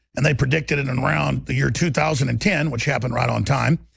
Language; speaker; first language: English; native; English